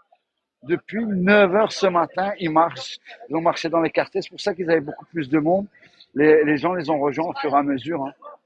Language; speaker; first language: French; native; French